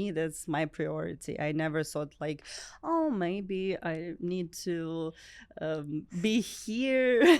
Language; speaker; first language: English; non-native, learner; Ukrainian